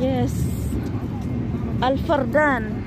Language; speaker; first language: English; non-native, local second language; Filipino